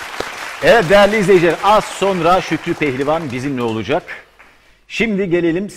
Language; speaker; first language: Turkish; native; Turkish